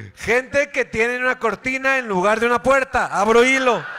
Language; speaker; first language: Spanish; native; Spanish